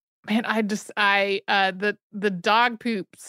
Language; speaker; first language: English; native; English